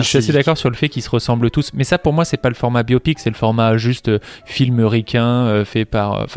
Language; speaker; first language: French; native; French